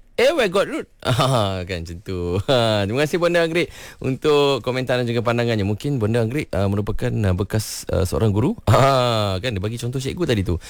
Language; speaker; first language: Malay; native; Malay